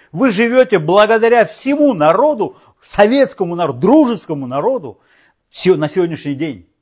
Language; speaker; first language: Russian; non-native, local second language; Uzbek